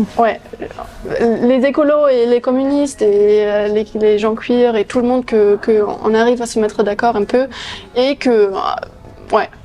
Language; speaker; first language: French; non-native, fluent; German